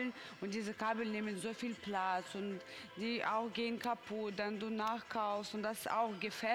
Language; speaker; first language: German; non-native, fluent; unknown